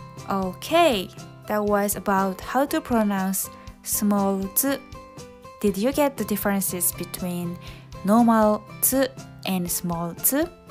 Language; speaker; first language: English; non-native, fluent; Japanese